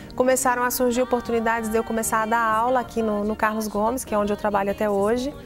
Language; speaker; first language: Portuguese; native; Portuguese